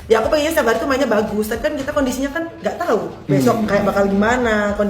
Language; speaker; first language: Indonesian; native; Indonesian